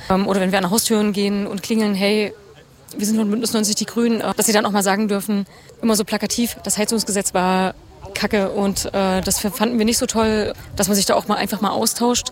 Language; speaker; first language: German; native; German